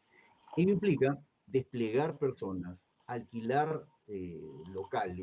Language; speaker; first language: Spanish; native; Spanish